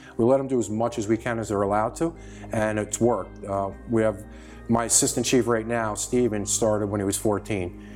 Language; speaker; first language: English; native; English